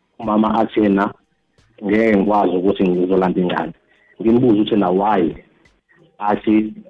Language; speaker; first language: Zulu; native; Zulu